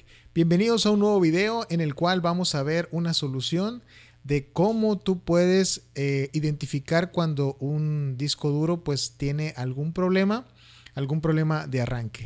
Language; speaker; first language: Spanish; native; Spanish